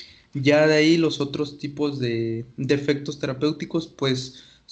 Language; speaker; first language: Spanish; native; Spanish